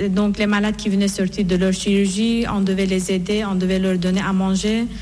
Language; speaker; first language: French; non-native, fluent; Persian